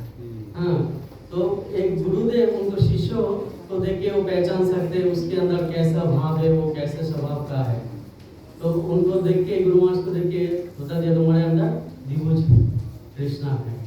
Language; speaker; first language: Hindi; non-native, local second language; Bangla